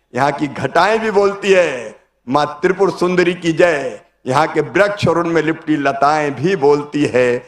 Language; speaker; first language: Hindi; native; Hindi